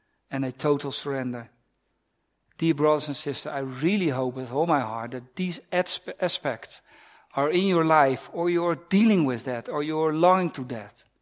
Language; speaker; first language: English; non-native, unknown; Dutch